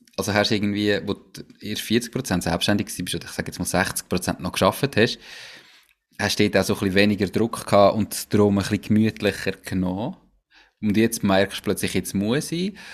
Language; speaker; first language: German; native; German